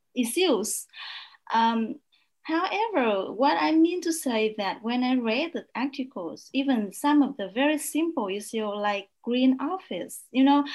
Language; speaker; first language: English; non-native, fluent; Vietnamese